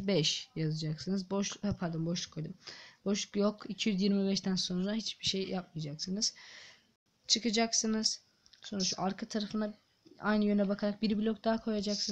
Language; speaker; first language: Turkish; native; Turkish